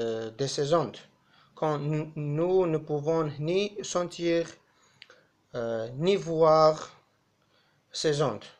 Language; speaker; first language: French; non-native, fluent; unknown